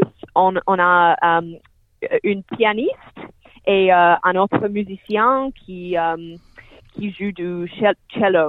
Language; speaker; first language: French; non-native, fluent; English